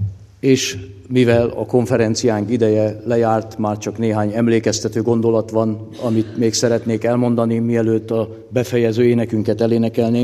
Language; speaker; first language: Hungarian; native; Hungarian